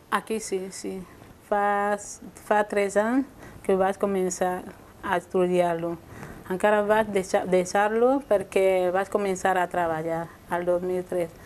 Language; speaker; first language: Catalan; non-native, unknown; Spanish